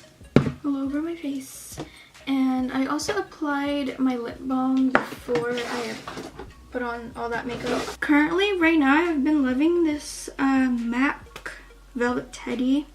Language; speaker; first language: English; native; English